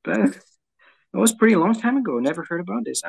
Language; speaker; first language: English; non-native, fluent; French